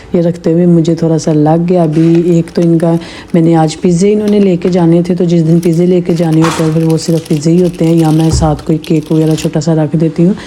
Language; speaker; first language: Urdu; native; Urdu